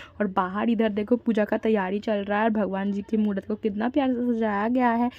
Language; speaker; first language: Hindi; non-native, local second language; Bangla